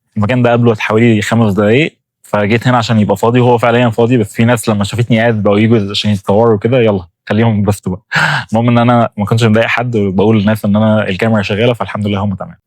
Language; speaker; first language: Egyptian Arabic; native; Egyptian Arabic